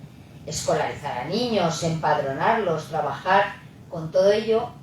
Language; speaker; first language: Spanish; native; Spanish